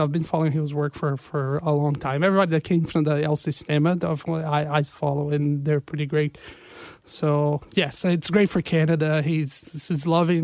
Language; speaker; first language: English; non-native, fluent; Portuguese